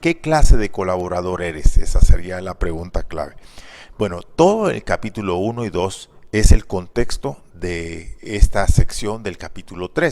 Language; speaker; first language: Spanish; native; Spanish